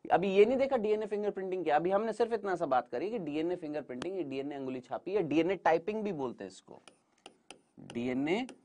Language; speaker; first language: Hindi; native; Hindi